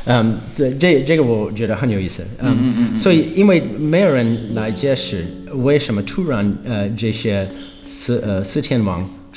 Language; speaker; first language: Chinese; non-native, fluent; English